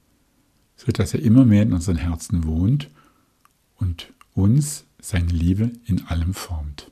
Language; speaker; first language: German; native; German